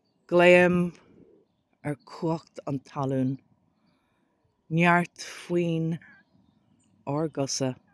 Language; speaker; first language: Irish; non-native, local second language; English